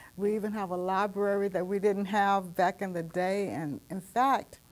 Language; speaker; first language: English; native; English